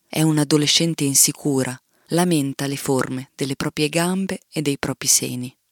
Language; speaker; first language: Italian; native; Italian